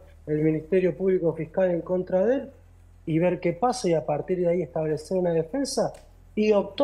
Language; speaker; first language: Spanish; native; Spanish